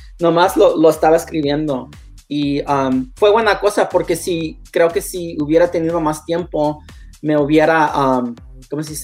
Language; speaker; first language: Spanish; non-native, learner; English